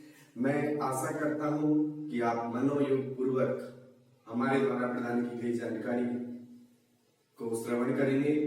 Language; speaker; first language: Hindi; native; Hindi